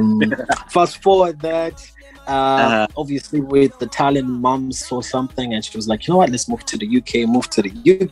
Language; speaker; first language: English; non-native, local second language; Shona